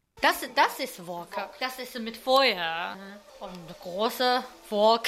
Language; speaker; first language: German; non-native, learner; Chinese